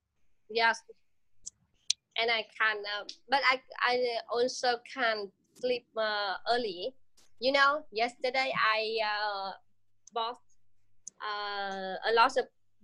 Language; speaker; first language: English; non-native, learner; Vietnamese